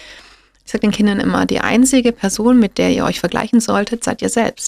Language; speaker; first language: German; native; German